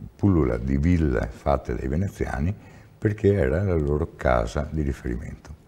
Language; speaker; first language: Italian; native; Italian